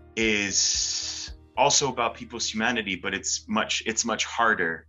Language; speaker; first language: English; early bilingual, other home language; Spanish